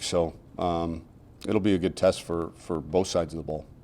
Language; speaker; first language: English; native; English